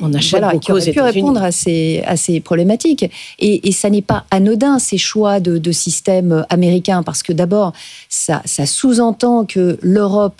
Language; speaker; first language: French; native; French